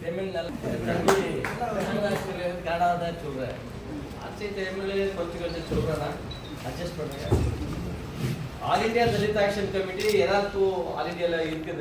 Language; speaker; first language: Tamil; non-native, learner; Kannada